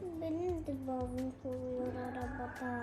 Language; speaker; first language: Turkish; early bilingual, heritage; Turkish